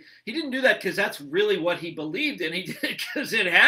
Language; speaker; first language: English; native; English